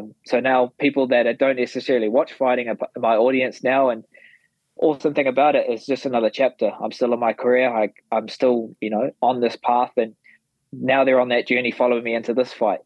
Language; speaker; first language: English; native; English